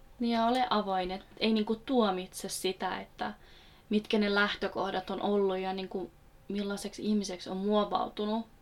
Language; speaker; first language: Finnish; early bilingual, other home language; Kurdish